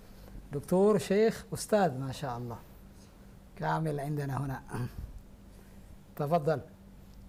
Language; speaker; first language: Arabic; non-native, fluent; Indonesian